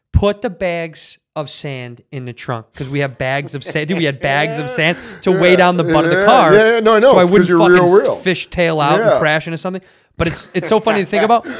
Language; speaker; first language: English; native; English